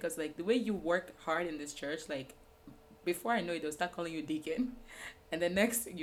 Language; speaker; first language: English; non-native, local second language; Yoruba